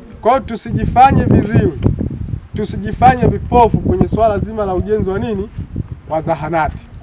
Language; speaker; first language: Swahili; native; Swahili